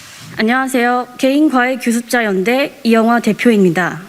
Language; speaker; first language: Korean; native; Korean